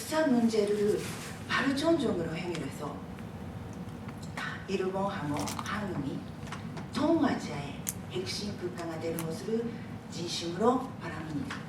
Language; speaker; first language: Korean; non-native, fluent; Japanese